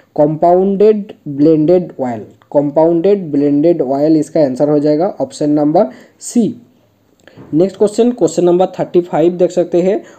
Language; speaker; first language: Hindi; non-native, local second language; Bangla